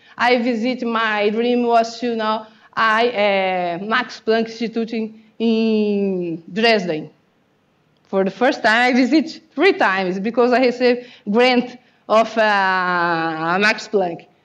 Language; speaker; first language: English; non-native, learner; Portuguese